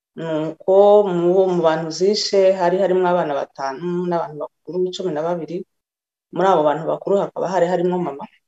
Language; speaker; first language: Kinyarwanda; early bilingual, other home language; Rundi